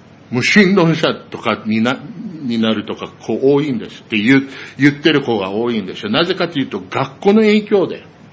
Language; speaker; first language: Japanese; non-native, fluent; English